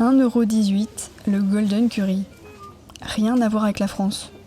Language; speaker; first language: French; native; French